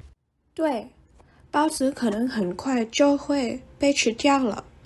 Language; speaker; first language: Chinese; non-native, learner; English